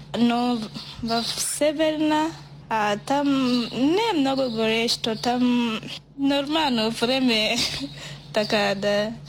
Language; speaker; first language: Bulgarian; non-native, learner; Swahili